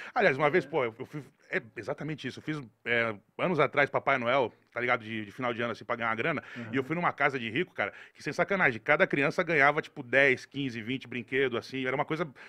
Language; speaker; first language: Portuguese; native; Portuguese